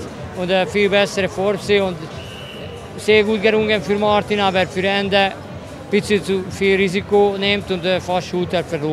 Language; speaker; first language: German; non-native, learner; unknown